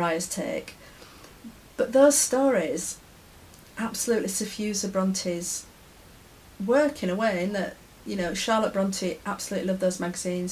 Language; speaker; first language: English; native; English